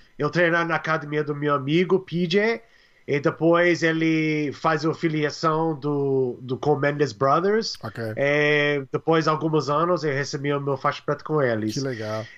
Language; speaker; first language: Portuguese; non-native, learner; English